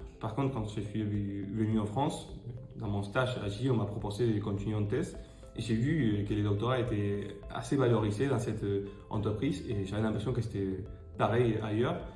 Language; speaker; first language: French; non-native, fluent; Spanish